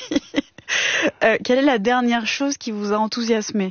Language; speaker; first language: French; native; French